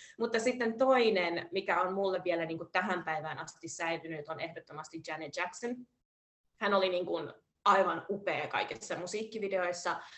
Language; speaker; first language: Finnish; early bilingual, heritage; Finnish